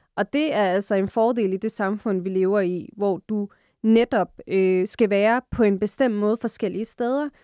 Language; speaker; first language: Danish; early bilingual, other home language; Arabic